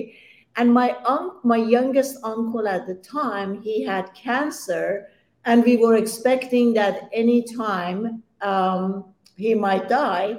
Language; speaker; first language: English; non-native, fluent; Persian